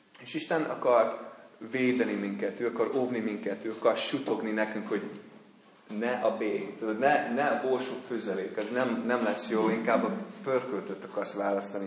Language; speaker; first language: Hungarian; non-native, fluent; English